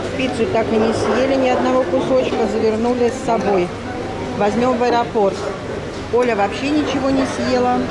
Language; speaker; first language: Russian; native; Russian